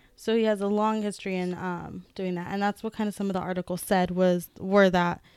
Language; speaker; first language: English; early bilingual, other home language; Spanish